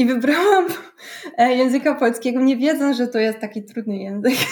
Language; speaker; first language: Polish; non-native, learner; German